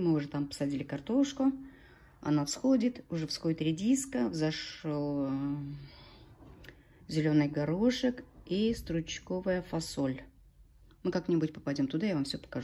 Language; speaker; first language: Russian; native; Russian